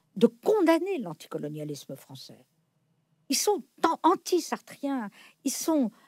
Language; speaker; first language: French; native; French